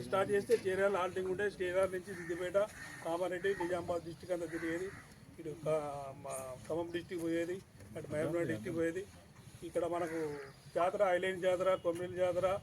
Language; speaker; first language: Telugu; native; Telugu